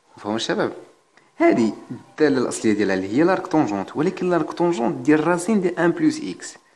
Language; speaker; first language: French; non-native, local second language; Arabic